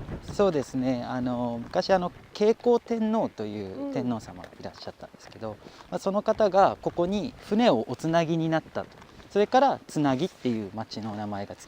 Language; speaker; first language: Japanese; native; Japanese